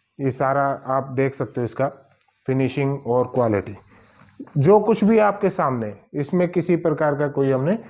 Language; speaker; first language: Hindi; native; Hindi